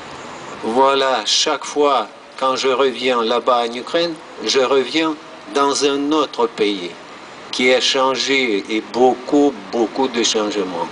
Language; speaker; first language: French; non-native, fluent; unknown